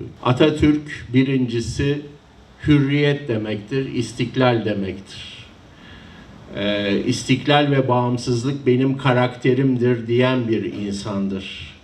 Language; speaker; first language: Turkish; native; Turkish